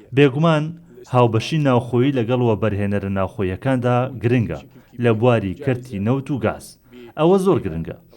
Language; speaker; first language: Central Kurdish; non-native, fluent; Arabic